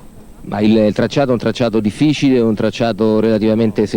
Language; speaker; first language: Italian; native; Italian